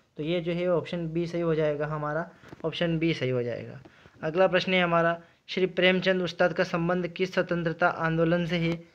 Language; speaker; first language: Hindi; native; Hindi